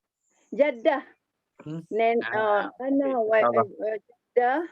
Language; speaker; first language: Arabic; non-native, learner; Malay